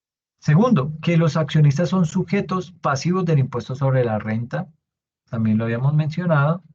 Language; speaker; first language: Spanish; native; Spanish